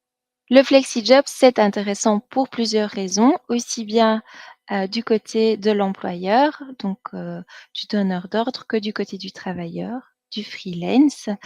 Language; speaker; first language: French; native; French